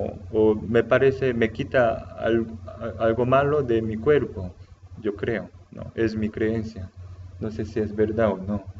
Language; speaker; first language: Spanish; non-native, learner; Korean